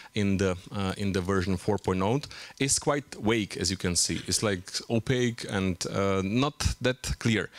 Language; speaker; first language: English; non-native, fluent; Czech